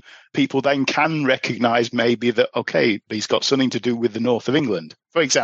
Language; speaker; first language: English; native; English